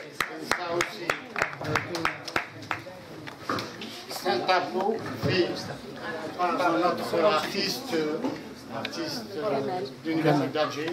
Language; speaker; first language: French; non-native, local second language; Arabic